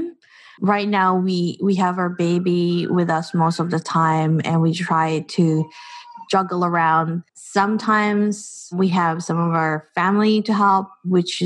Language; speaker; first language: English; non-native, local second language; Filipino